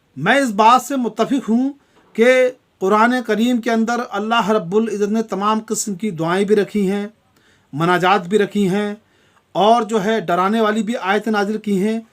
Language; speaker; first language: Urdu; native; Urdu